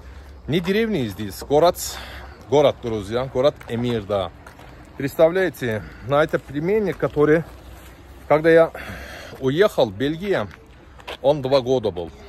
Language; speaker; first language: Russian; non-native, learner; Turkish